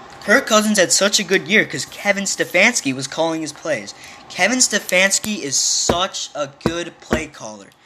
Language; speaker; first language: English; native; English